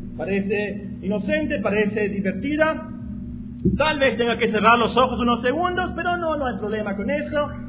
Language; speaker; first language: Spanish; non-native, fluent; English